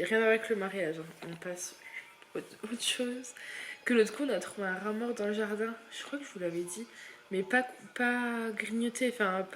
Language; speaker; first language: French; native; French